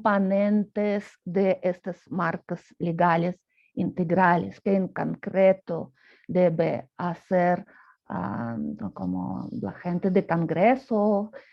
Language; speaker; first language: Spanish; non-native, fluent; Russian